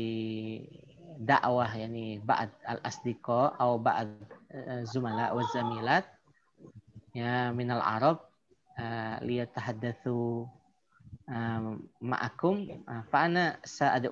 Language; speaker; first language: Arabic; non-native, fluent; Indonesian